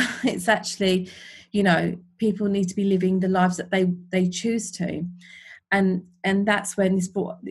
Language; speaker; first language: English; native; English